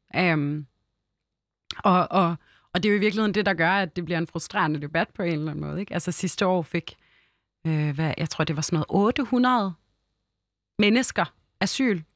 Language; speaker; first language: Danish; early bilingual, other home language; Arabic